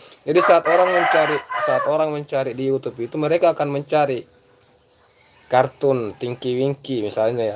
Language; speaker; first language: Indonesian; native; Indonesian